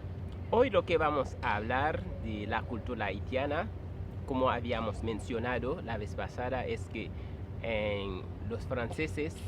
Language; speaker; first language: Spanish; non-native, fluent; Haitian Creole